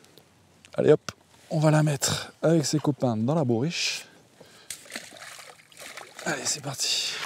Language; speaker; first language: French; native; French